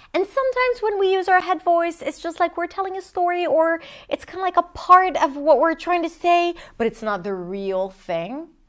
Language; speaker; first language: English; non-native, fluent; Hebrew